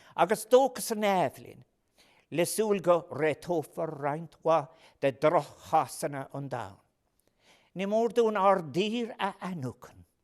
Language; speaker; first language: Irish; non-native, local second language; English